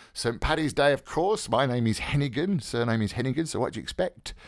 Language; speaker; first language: English; native; English